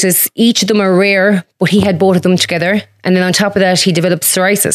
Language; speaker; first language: English; native; English